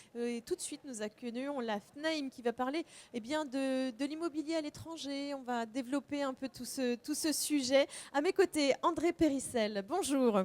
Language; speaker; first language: French; native; French